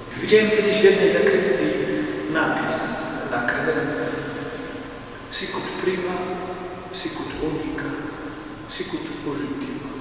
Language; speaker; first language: Polish; native; Polish